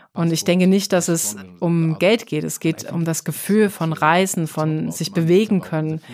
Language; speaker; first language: German; non-native, fluent; Arabic